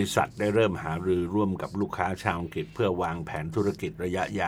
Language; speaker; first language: Thai; native; Thai